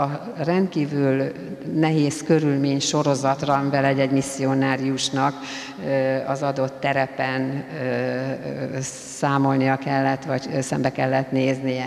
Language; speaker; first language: Hungarian; native; Hungarian